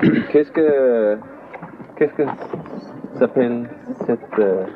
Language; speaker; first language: French; non-native, learner; Danish